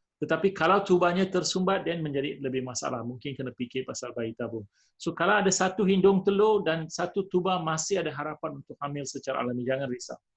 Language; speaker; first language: Malay; non-native, local second language; Tamil